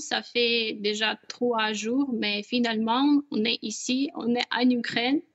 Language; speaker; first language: French; non-native, fluent; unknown